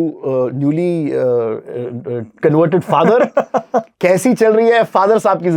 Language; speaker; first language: Hindi; native; Hindi